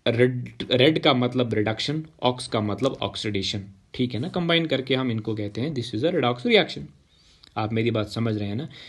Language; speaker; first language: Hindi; non-native, local second language; Kashmiri